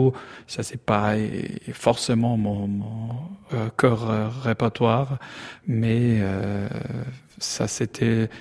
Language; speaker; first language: French; non-native, learner; German